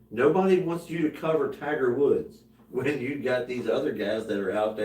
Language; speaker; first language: English; native; English